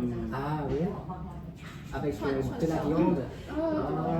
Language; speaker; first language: French; non-native, learner; Chinese